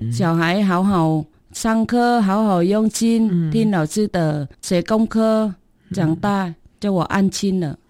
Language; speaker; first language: Chinese; non-native, fluent; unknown